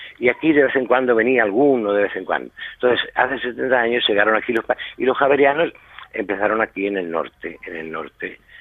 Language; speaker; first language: Spanish; native; Spanish